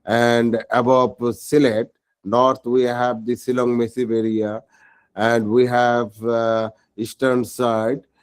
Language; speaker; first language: English; non-native, local second language; Bangla